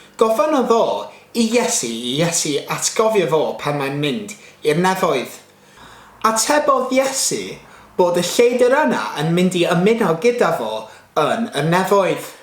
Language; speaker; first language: Welsh; non-native, local second language; English